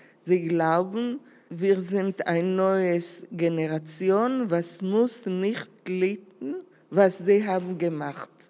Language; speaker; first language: German; non-native, learner; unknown